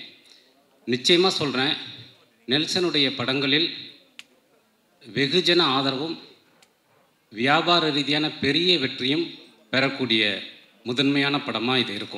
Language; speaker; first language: Tamil; native; Tamil